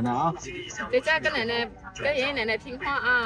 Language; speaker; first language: Chinese; non-native, fluent; Indonesian